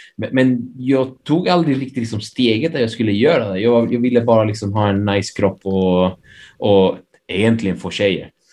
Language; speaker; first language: Swedish; early bilingual, other home language; Spanish